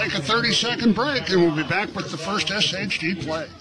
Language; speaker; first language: English; native; English